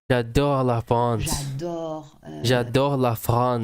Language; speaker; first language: French; non-native, learner; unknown